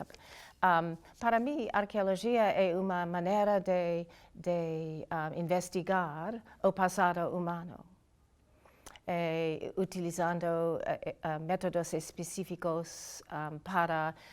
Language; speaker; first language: Portuguese; non-native, learner; English